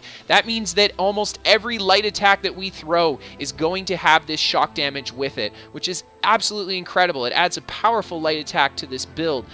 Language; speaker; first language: English; native; English